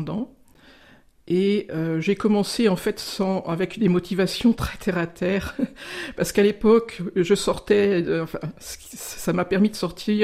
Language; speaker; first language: French; native; French